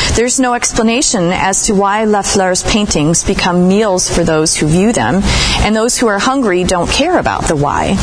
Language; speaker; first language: English; native; English